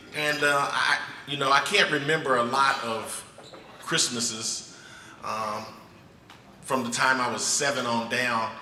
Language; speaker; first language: English; native; English